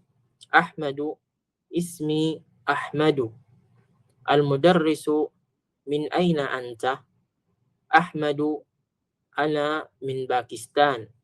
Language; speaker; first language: Arabic; non-native, fluent; Filipino